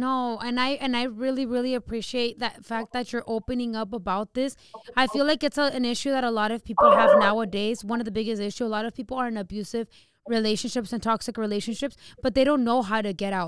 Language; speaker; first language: English; early bilingual, other home language; Spanish